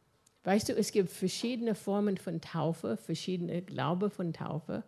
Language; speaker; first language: German; non-native, fluent; English